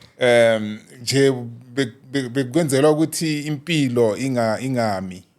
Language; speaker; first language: Zulu; non-native, local second language; South Ndebele